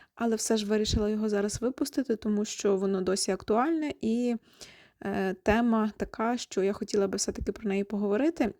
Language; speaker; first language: Ukrainian; native; Ukrainian